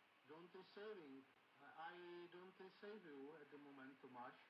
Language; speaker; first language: English; non-native, learner; Czech